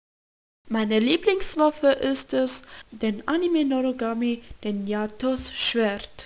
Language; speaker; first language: German; non-native, learner; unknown